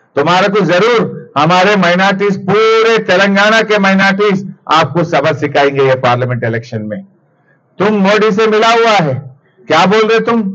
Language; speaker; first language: Hindi; non-native, local second language; Telugu